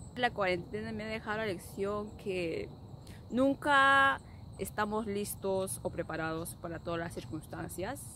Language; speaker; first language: Spanish; native; Spanish